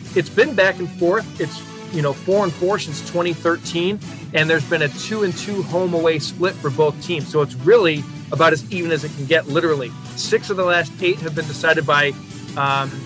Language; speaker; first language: English; native; English